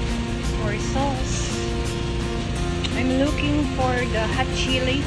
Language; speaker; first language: English; non-native, learner; Cebuano